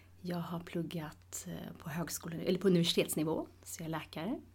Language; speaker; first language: Swedish; early bilingual, other home language; Tigrinya